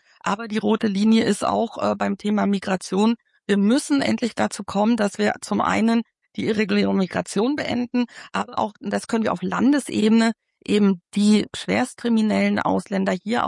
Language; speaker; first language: German; native; German